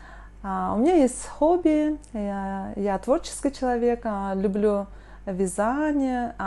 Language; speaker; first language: Russian; non-native, local second language; Kyrgyz